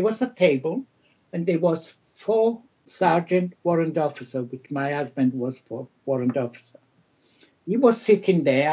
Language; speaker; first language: English; native; English